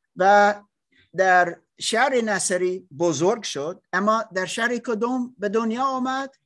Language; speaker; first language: Persian; non-native, learner; English